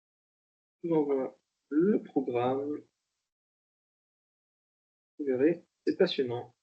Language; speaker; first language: French; native; French